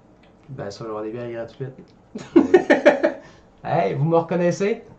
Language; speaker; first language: French; native; French